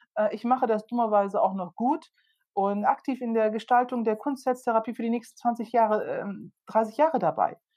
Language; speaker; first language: German; early bilingual, other home language; Turkish